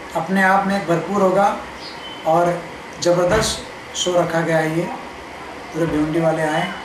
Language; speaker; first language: Hindi; native; Hindi